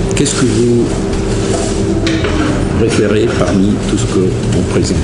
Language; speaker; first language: French; non-native, fluent; Russian